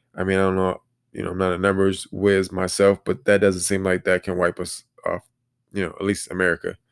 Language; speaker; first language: English; native; English